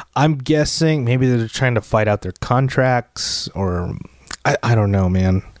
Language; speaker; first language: English; early bilingual, other home language; Filipino